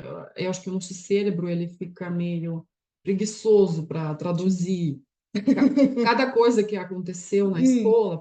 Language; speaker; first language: Portuguese; non-native, fluent; Russian